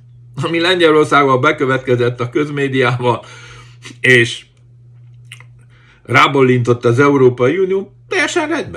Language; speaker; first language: Hungarian; native; Hungarian